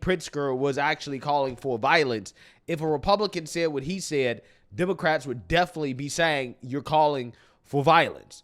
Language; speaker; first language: English; native; English